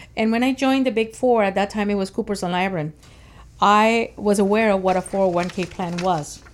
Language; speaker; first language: English; early bilingual, other home language; Spanish